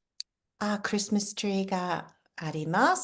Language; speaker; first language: Japanese; non-native, fluent; English